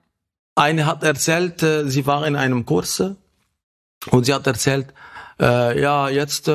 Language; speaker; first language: German; non-native, fluent; Arabic